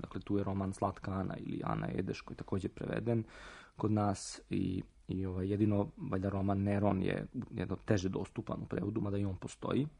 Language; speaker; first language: Serbian; native; Serbian